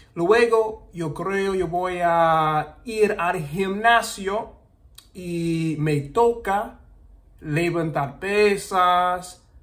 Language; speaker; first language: Spanish; non-native, learner; English